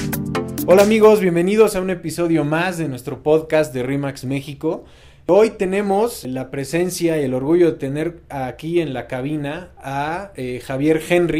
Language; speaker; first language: Spanish; native; Spanish